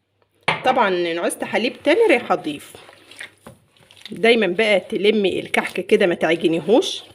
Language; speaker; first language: Arabic; native; Arabic